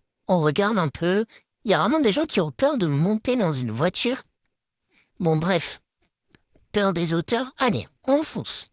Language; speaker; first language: French; native; French